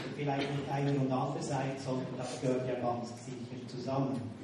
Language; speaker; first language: German; native; German